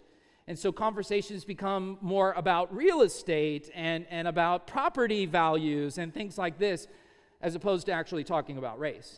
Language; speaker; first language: English; native; English